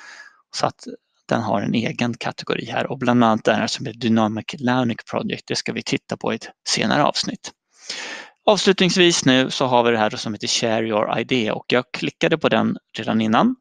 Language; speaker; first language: Swedish; native; Swedish